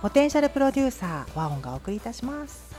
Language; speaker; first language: Japanese; native; Japanese